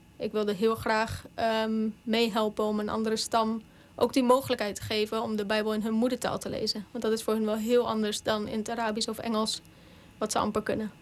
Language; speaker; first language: Dutch; native; Dutch